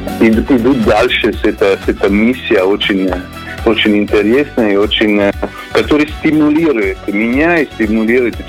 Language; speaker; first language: Russian; non-native, learner; Italian